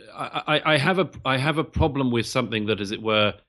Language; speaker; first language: English; native; English